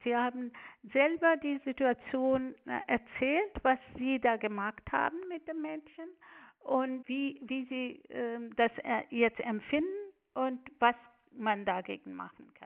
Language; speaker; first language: German; non-native, fluent; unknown